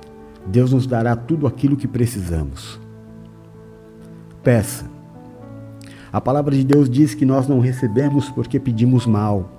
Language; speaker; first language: Portuguese; native; Portuguese